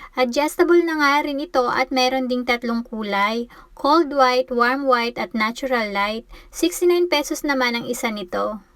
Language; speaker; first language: Filipino; native; Filipino